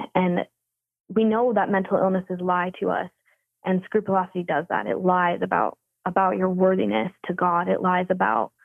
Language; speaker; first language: English; native; English